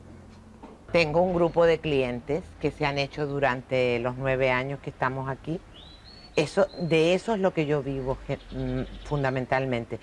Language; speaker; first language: Spanish; native; Spanish